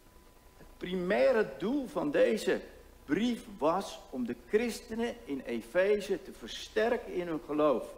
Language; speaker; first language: Dutch; native; Dutch